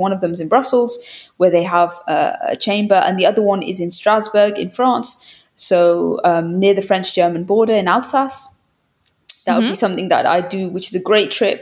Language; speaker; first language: English; native; English